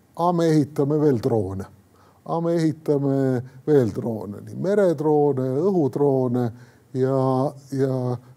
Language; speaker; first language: Estonian; native; Estonian